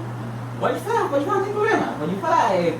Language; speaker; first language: Portuguese; non-native, fluent; Haitian Creole